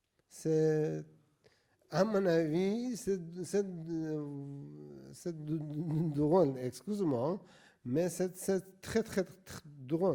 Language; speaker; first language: French; non-native, learner; Persian